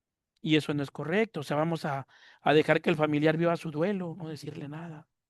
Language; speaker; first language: Spanish; native; Spanish